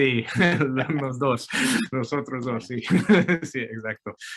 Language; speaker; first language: Spanish; non-native, fluent; English